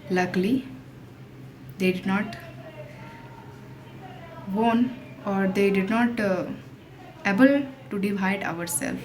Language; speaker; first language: English; non-native, local second language; Hindi